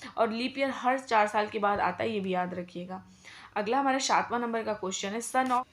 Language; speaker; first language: Hindi; native; Hindi